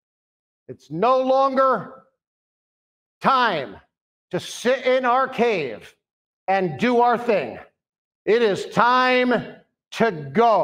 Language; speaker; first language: English; native; English